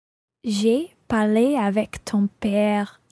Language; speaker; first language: French; non-native, learner; English